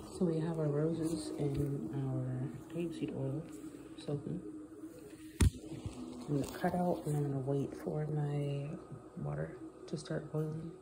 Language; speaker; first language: English; native; English